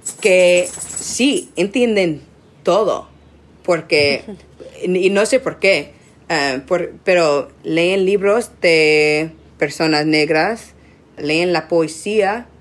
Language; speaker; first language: Spanish; non-native, learner; English